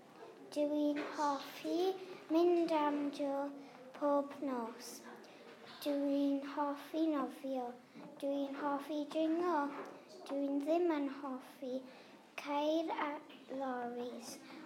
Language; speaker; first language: Welsh; non-native, learner; English